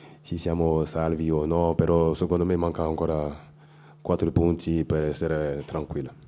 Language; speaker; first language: Italian; non-native, fluent; French